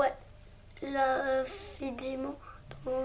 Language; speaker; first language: French; native; French